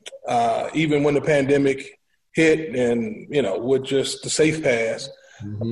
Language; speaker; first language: English; native; English